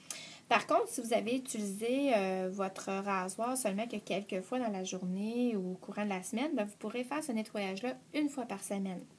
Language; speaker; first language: French; native; French